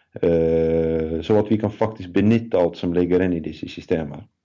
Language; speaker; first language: Norwegian; non-native, fluent; Dutch